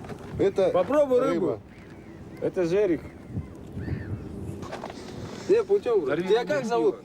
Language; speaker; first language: Russian; native; Russian